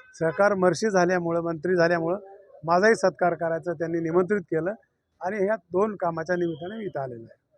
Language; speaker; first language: Marathi; native; Marathi